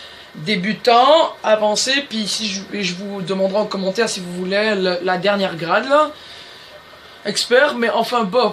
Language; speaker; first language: French; native; French